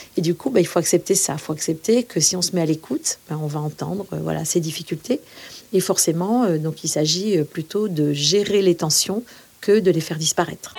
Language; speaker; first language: French; native; French